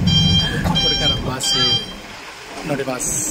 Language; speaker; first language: Japanese; non-native, fluent; Balinese